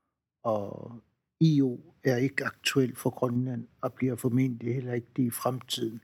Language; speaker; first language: Danish; non-native, local second language; Kalaallisut